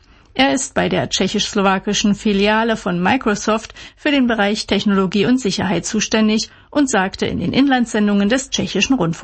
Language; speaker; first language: German; native; German